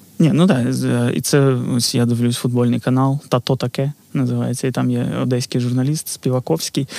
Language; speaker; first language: Ukrainian; non-native, local second language; Russian